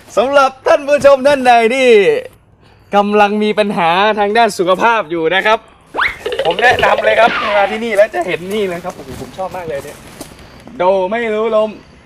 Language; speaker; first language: Thai; non-native, local second language; Lao